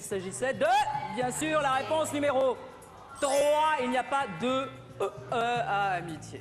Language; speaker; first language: French; native; French